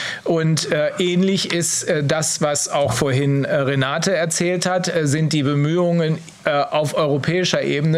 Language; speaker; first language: German; native; German